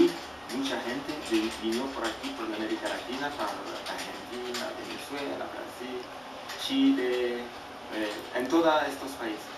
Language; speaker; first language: Spanish; non-native, fluent; French